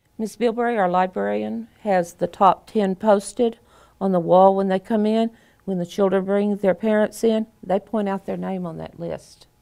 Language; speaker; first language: English; native; English